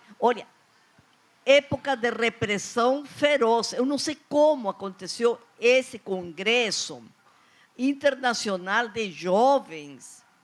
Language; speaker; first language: Portuguese; non-native, fluent; Spanish